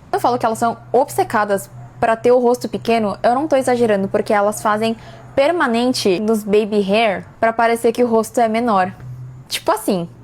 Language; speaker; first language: Portuguese; native; Portuguese